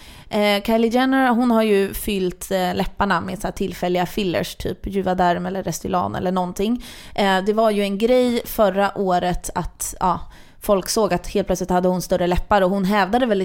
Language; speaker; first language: Swedish; native; Swedish